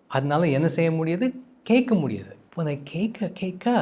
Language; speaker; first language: Tamil; non-native, fluent; English